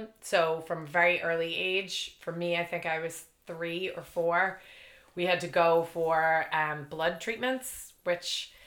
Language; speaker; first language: English; native; English